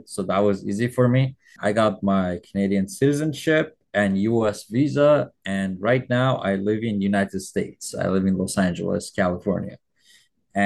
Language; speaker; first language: English; non-native, fluent; Persian